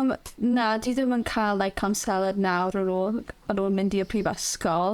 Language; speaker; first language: Welsh; non-native, local second language; English